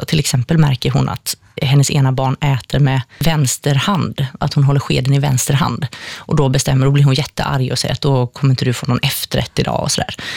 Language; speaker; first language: Swedish; native; Swedish